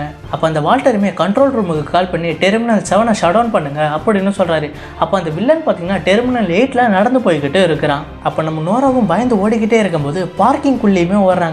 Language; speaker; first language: Tamil; native; Tamil